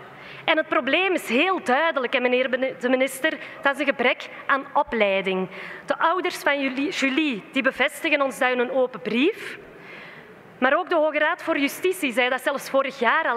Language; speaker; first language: Dutch; native; Dutch